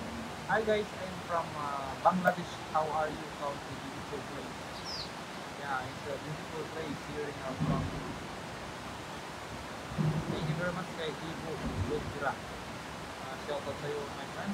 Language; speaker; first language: English; non-native, local second language; Filipino